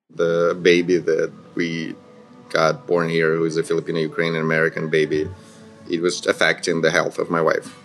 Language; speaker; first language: English; non-native, fluent; Ukrainian